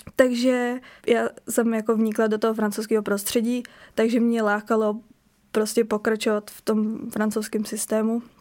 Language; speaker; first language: Czech; native; Czech